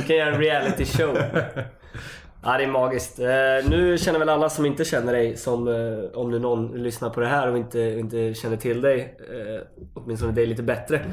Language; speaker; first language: Swedish; native; Swedish